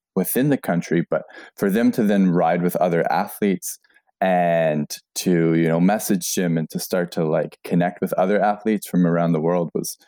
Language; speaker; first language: English; native; English